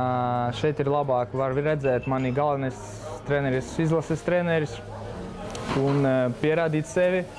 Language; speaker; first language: Latvian; non-native, local second language; Russian